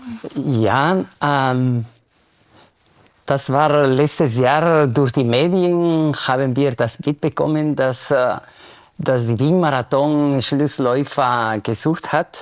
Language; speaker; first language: German; non-native, fluent; Spanish